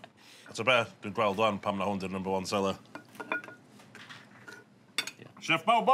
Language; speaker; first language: Welsh; native; Welsh